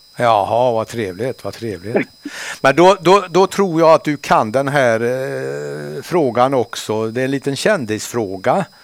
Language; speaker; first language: Swedish; native; Swedish